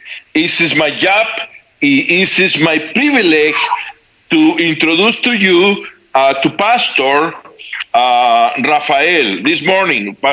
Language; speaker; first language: English; non-native, learner; Spanish